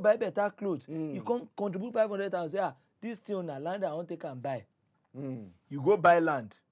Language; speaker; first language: Nigerian Pidgin; non-native, local second language; Yoruba